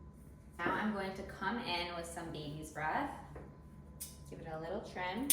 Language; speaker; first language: English; native; English